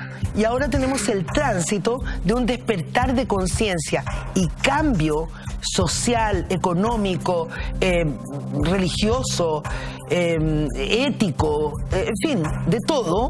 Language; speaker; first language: Spanish; native; Spanish